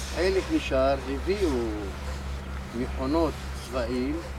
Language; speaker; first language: Hebrew; non-native, local second language; Arabic